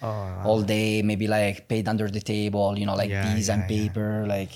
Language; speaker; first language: English; non-native, fluent; Italian